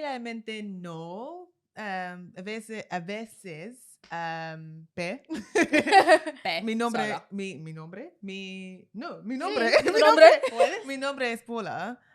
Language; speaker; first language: Spanish; non-native, learner; English